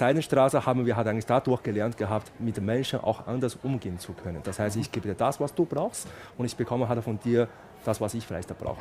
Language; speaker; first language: German; non-native, fluent; Chinese